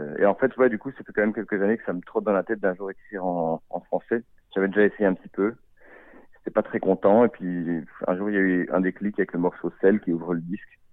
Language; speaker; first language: French; native; French